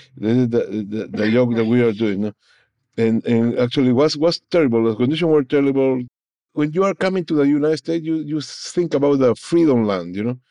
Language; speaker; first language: English; non-native, learner; Spanish